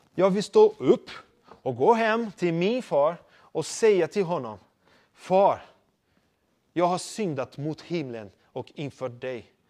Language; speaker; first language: Swedish; non-native, fluent; Portuguese